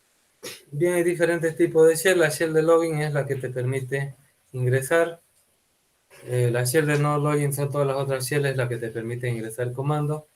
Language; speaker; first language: Spanish; native; Spanish